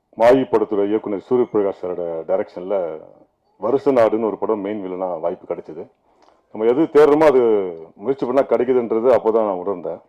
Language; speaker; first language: Tamil; native; Tamil